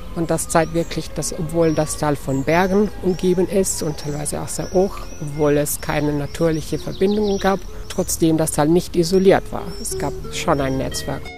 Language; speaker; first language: German; non-native, fluent; Italian